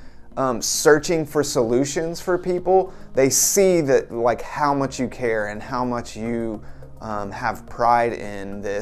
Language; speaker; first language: English; native; English